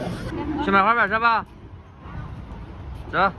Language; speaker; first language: Chinese; native; Chinese